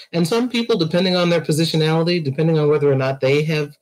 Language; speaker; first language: English; native; English